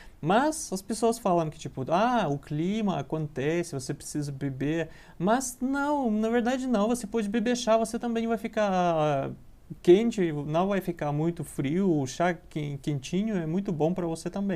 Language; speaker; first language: Portuguese; non-native, learner; Russian